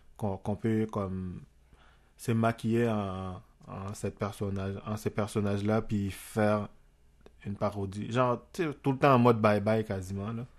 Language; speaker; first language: French; non-native, local second language; Haitian Creole